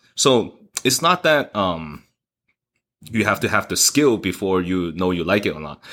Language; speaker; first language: English; early bilingual, other home language; Cantonese